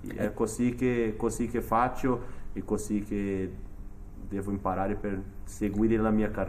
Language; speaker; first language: Italian; non-native, fluent; Portuguese